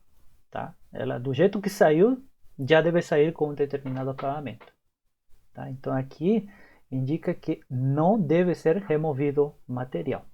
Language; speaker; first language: Portuguese; native; Portuguese